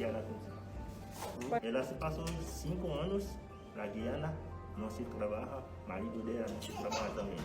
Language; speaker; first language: Portuguese; non-native, learner; Haitian Creole